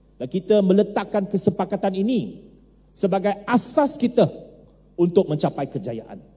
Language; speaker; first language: Malay; non-native, local second language; Chinese